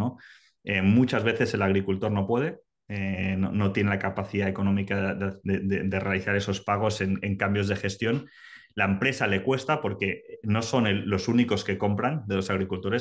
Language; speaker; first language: Spanish; native; Spanish